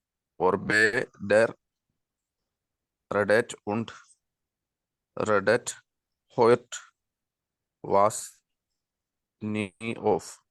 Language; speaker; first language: German; non-native, learner; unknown